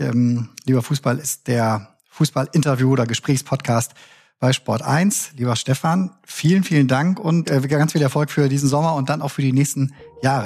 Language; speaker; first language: German; native; German